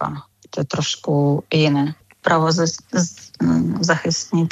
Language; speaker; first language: Czech; non-native, fluent; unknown